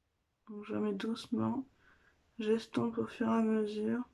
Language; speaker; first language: French; native; French